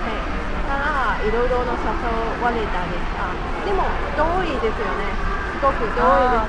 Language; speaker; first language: Japanese; non-native, fluent; Chinese